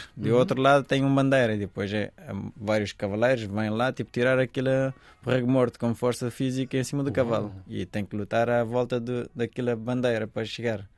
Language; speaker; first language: Portuguese; non-native, fluent; Persian